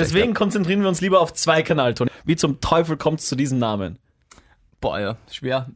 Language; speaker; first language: German; native; German